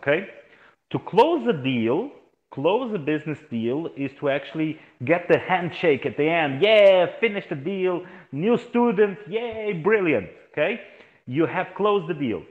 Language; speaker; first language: English; non-native, fluent; Portuguese